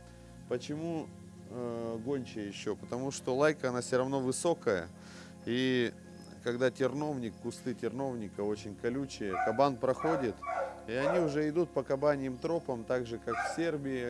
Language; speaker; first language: Russian; native; Russian